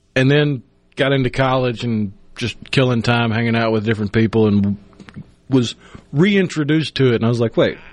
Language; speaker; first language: English; native; English